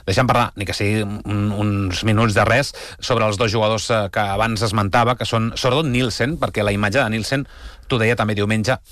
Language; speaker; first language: Catalan; native; Catalan